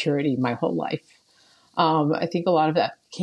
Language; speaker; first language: English; native; English